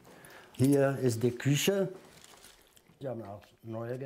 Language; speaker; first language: German; non-native, learner; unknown